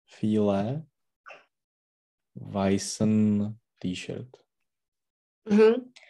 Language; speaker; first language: German; non-native, learner; Czech